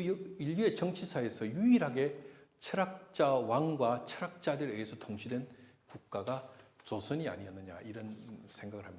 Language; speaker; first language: Korean; native; Korean